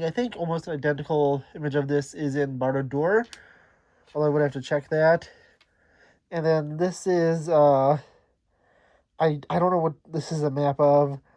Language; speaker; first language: English; native; English